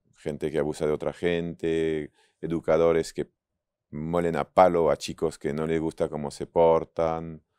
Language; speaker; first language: Spanish; non-native, fluent; French